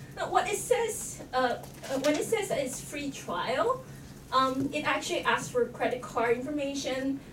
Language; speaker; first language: English; non-native, fluent; Chinese